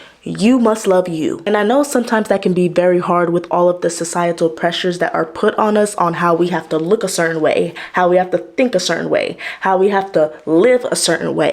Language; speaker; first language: English; native; English